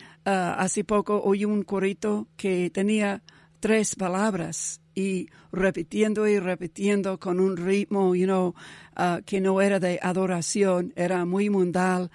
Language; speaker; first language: Spanish; non-native, fluent; English